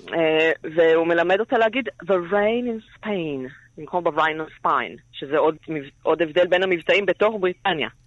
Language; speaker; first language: Hebrew; native; Hebrew